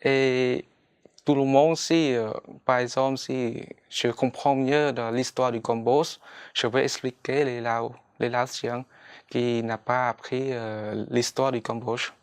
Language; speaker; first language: French; non-native, fluent; Khmer